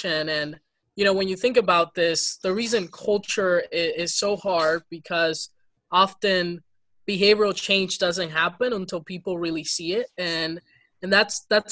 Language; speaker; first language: English; early bilingual, other home language; Spanish